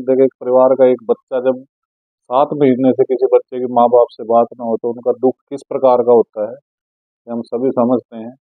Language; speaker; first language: Hindi; native; Hindi